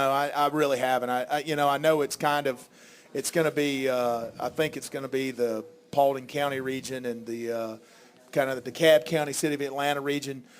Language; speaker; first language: English; native; English